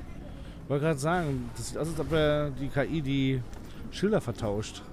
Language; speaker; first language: German; native; German